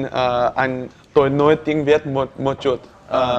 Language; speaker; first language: Vietnamese; non-native, learner; Dutch